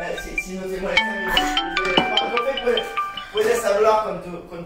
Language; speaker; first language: Spanish; non-native, learner; French